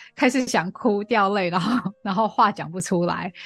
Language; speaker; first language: Chinese; non-native, fluent; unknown